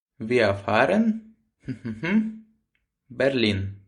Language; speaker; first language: German; non-native, fluent; Ukrainian